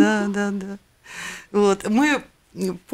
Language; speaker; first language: Russian; native; Russian